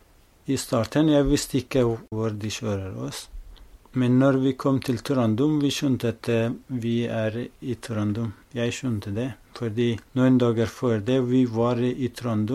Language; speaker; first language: Norwegian; non-native, fluent; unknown